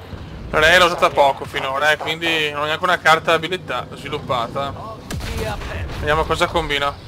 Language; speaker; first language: Italian; native; Italian